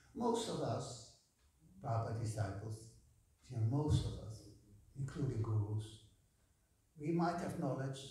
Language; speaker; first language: English; non-native, fluent; Dutch